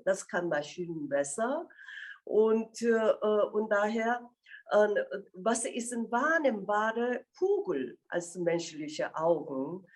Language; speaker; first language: German; non-native, fluent; Korean